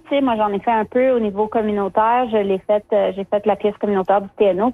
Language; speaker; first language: French; early bilingual, other home language; Spanish